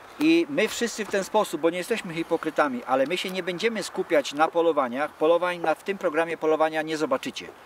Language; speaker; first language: Polish; native; Polish